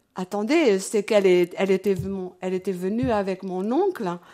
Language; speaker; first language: French; early bilingual, other home language; Portuguese